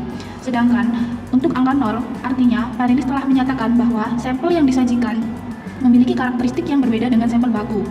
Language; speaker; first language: Indonesian; native; Indonesian